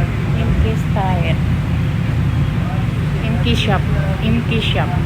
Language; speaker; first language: English; non-native, learner; Filipino